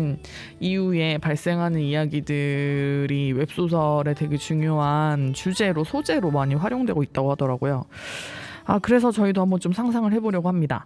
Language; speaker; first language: Korean; native; Korean